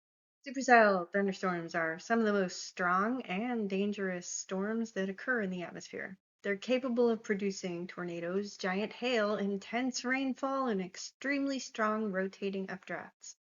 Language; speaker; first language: English; native; English